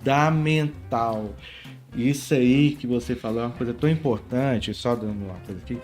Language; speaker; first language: Portuguese; native; Portuguese